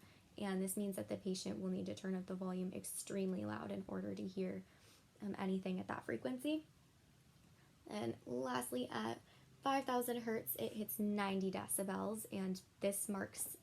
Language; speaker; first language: English; native; English